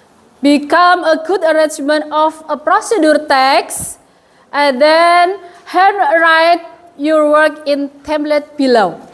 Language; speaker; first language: English; non-native, fluent; Indonesian